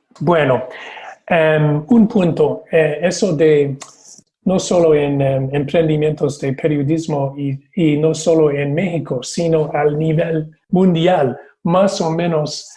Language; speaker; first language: Spanish; non-native, fluent; English